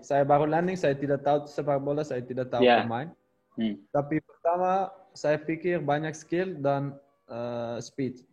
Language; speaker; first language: Indonesian; non-native, learner; Dutch